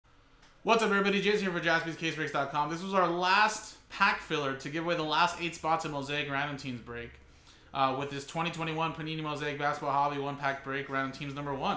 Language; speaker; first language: English; native; English